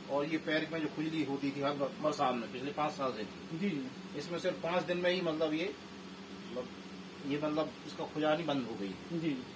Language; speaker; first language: Hindi; native; Hindi